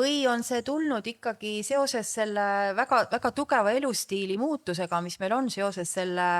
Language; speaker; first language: Estonian; native; Estonian